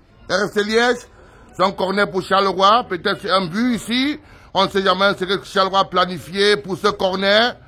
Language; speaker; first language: French; native; French